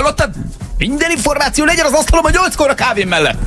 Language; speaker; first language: Hungarian; native; Hungarian